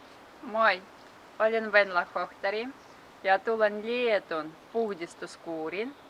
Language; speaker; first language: Finnish; non-native, learner; Russian